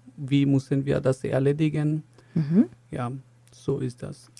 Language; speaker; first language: German; non-native, fluent; Bangla